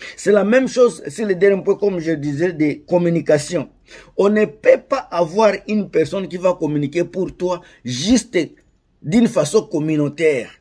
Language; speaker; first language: French; non-native, local second language; Lingala